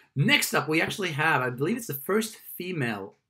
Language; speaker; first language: English; non-native, fluent; Swedish